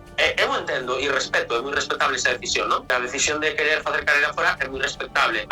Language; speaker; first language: Galician; non-native, local second language; Spanish